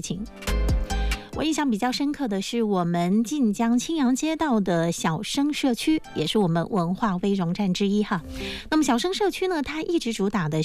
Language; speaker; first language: Chinese; native; Chinese